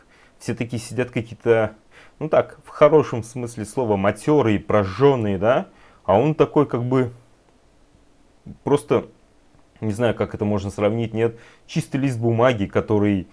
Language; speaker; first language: Russian; native; Russian